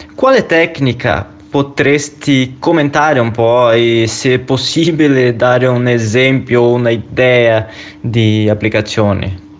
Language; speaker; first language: Italian; non-native, fluent; Portuguese